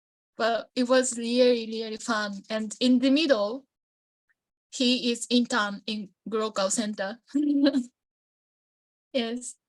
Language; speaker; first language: English; non-native, learner; Japanese